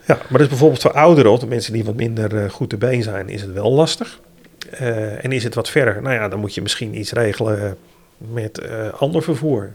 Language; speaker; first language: Dutch; native; Dutch